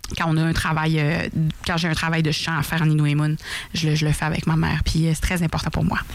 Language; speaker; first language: French; native; French